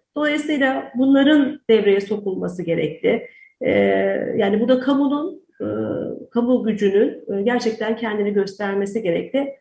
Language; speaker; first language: Turkish; native; Turkish